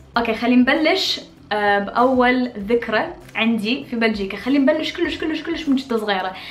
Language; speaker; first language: Arabic; early bilingual, heritage; Arabic